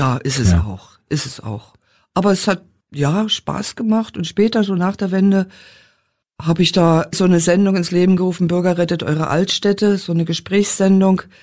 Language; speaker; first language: German; native; German